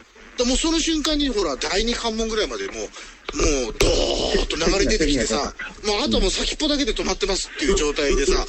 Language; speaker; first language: Japanese; native; Japanese